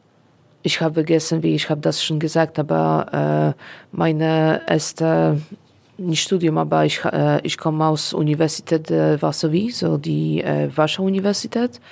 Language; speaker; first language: German; non-native, learner; Polish